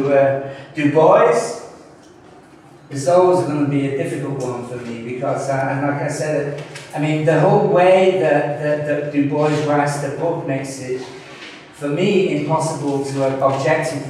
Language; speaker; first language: English; native; English